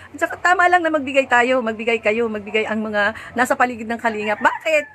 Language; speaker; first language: Filipino; native; Filipino